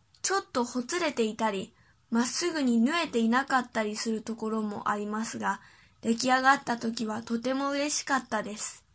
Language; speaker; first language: Japanese; early bilingual, other home language; Chinese